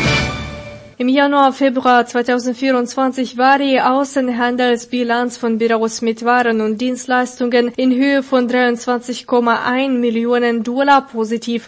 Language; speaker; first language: German; non-native, fluent; Russian